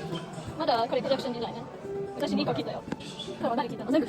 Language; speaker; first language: Japanese; non-native, learner; English